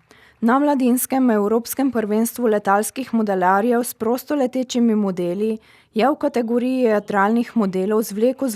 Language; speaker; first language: Slovenian; native; Slovenian